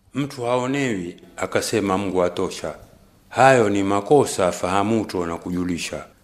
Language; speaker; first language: Swahili; native; Swahili